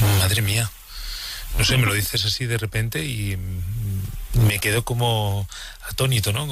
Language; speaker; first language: Spanish; native; Spanish